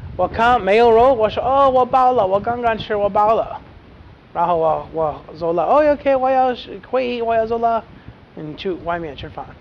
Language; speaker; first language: Chinese; non-native, learner; English